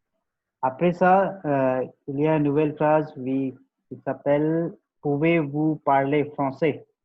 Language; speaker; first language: French; non-native, learner; Hindi